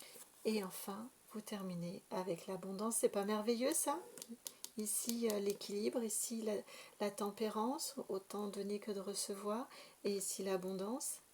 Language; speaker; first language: French; native; French